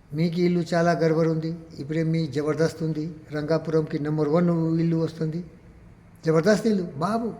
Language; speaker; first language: Telugu; non-native, learner; Hindi